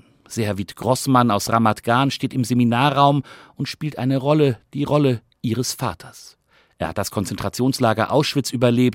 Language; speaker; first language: German; native; German